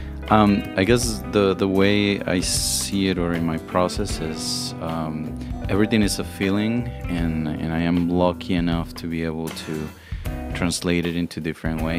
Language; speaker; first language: English; non-native, fluent; Spanish